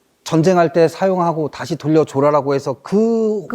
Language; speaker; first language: Korean; native; Korean